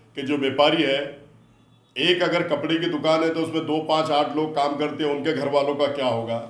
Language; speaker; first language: Hindi; non-native, local second language; Urdu